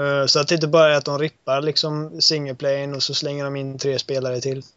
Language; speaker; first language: Swedish; native; Swedish